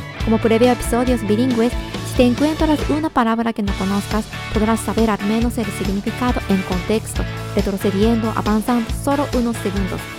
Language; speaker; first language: Spanish; non-native, fluent; Japanese